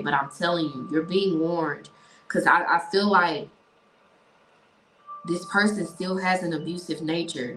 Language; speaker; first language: English; native; English